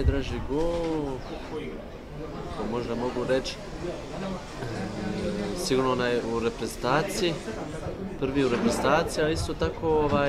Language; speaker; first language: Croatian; early bilingual, heritage; Bosnian